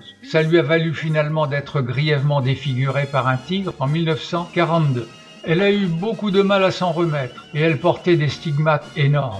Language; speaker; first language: French; native; French